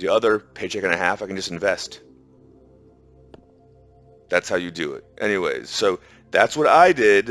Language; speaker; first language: English; native; English